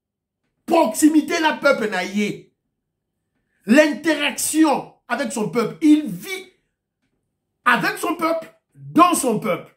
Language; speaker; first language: French; non-native, local second language; Lingala